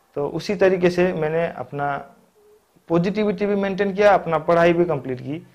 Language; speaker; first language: Hindi; non-native, local second language; Odia